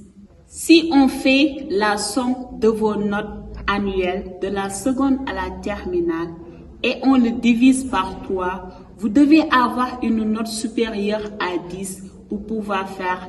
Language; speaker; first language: French; non-native, local second language; Wolof